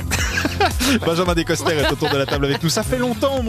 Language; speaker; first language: French; native; French